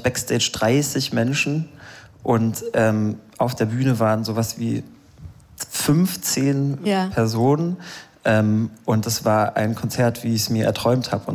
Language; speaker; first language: German; native; German